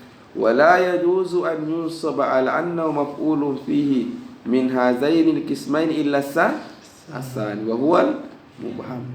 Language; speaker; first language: Arabic; non-native, fluent; Indonesian